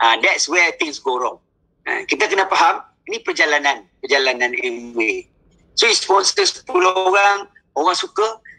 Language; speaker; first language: Malay; native; Malay